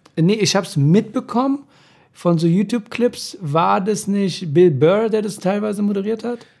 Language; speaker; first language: German; early bilingual, other home language; Persian